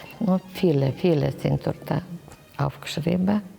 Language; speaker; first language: German; early bilingual, heritage; German